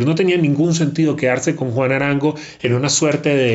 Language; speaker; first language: Spanish; native; Spanish